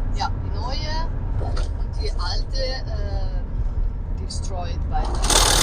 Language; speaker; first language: German; non-native, learner; Italian